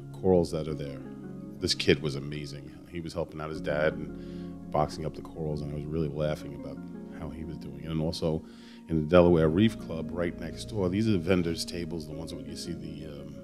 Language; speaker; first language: English; native; English